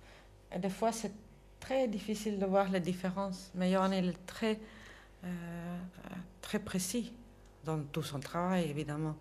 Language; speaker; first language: French; non-native, fluent; Dutch